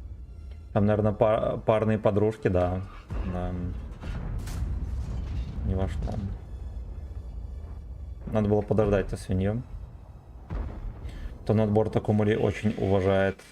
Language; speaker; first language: Russian; native; Russian